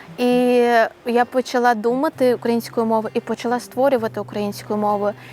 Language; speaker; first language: Ukrainian; non-native, local second language; Russian